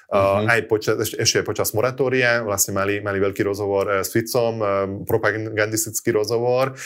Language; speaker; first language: Slovak; non-native, local second language; Hungarian